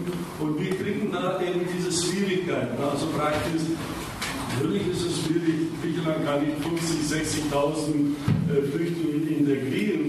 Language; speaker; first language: German; non-native, fluent; Greek